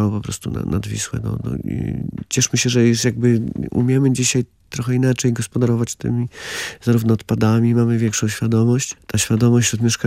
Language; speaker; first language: Polish; native; Polish